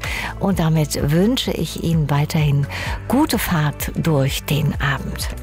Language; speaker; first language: German; native; German